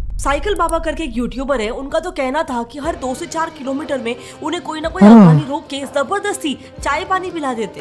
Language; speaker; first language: Hindi; native; Hindi